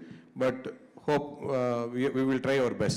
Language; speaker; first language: Telugu; native; Telugu